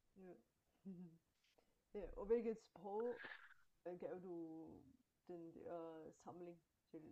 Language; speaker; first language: Danish; non-native, fluent; Bulgarian